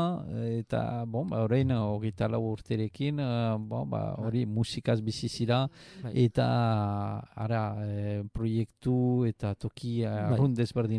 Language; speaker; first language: Basque; native; Basque